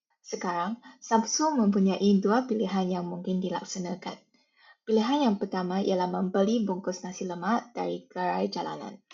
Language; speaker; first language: Malay; native; Malay